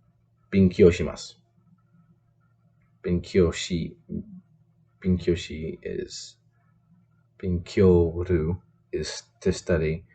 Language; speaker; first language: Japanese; non-native, learner; English